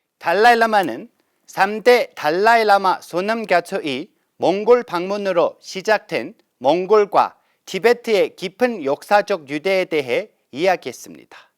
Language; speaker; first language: Korean; non-native, fluent; Tibetan